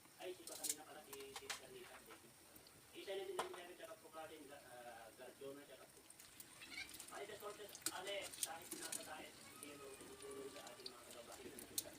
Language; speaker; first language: Filipino; non-native, local second language; Iloko